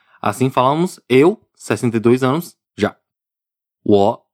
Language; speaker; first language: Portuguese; non-native, fluent; Chinese